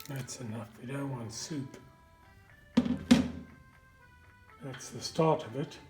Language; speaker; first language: English; native; English